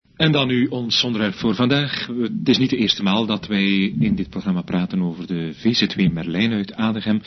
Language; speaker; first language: Dutch; native; Dutch